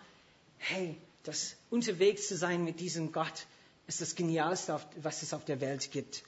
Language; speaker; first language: German; non-native, fluent; English